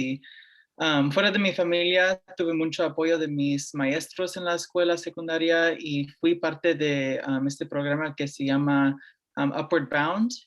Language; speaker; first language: Spanish; early bilingual, heritage; Spanish